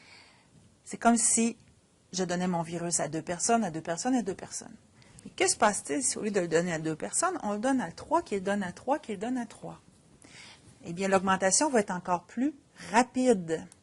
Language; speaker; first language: French; native; French